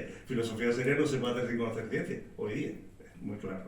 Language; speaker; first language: Spanish; native; Spanish